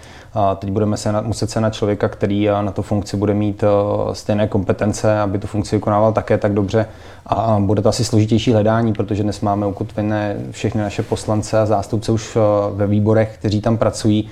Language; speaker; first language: Czech; native; Czech